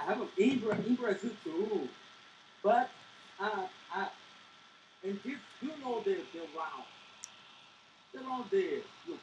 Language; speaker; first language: English; non-native, learner; Portuguese